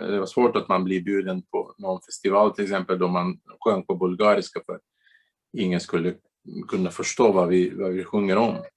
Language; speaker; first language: Swedish; non-native, fluent; Bulgarian